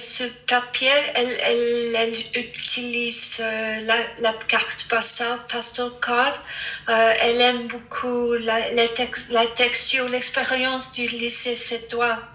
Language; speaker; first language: French; non-native, fluent; English